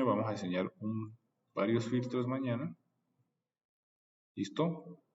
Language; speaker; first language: Spanish; native; Spanish